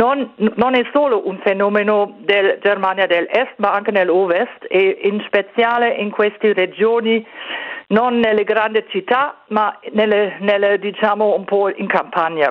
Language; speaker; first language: Italian; non-native, fluent; German